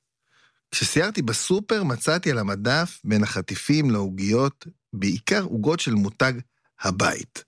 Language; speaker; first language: Hebrew; native; Hebrew